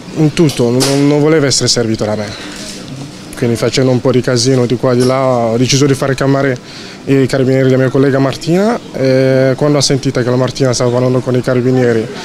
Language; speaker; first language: Italian; non-native, fluent; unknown